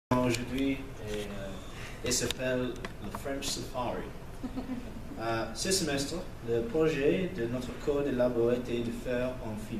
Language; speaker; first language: French; non-native, learner; English